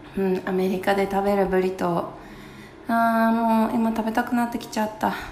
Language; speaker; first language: Japanese; native; Japanese